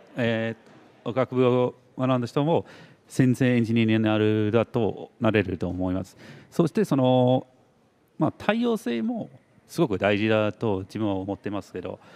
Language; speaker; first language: Japanese; non-native, fluent; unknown